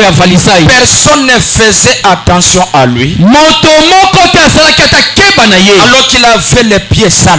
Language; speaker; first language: French; non-native, local second language; Lingala